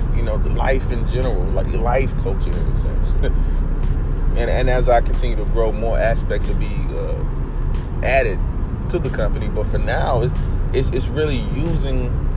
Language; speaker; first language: English; native; English